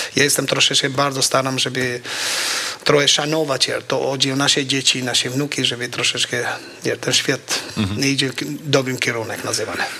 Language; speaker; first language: Polish; non-native, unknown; Albanian